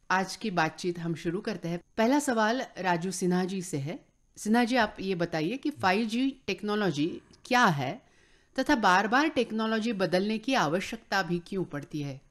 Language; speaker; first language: Hindi; non-native, local second language; Marathi